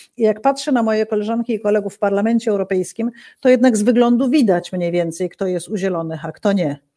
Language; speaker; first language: Polish; native; Polish